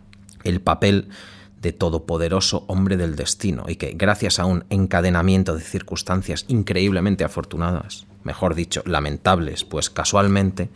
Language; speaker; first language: Spanish; native; Spanish